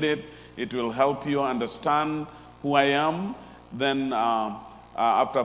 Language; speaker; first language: English; non-native, local second language; Luo (Kenya and Tanzania)